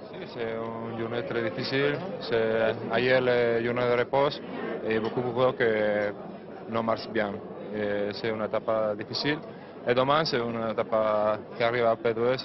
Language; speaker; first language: French; non-native, learner; Spanish